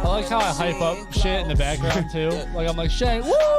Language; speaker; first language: English; native; English